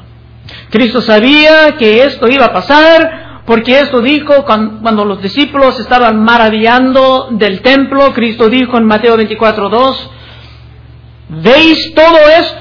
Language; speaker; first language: Spanish; non-native, fluent; English